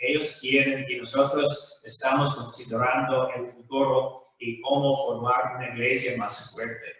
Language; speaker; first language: Spanish; non-native, fluent; English